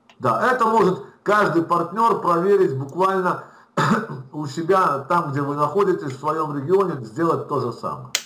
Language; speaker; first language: Russian; native; Russian